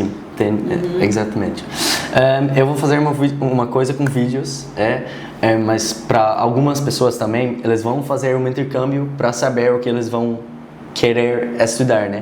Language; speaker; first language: Portuguese; non-native, learner; Dutch